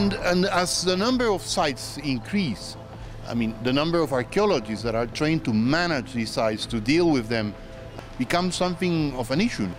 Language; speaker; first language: English; non-native, fluent; Spanish